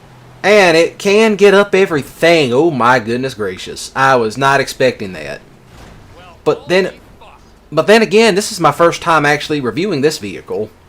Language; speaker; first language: English; native; English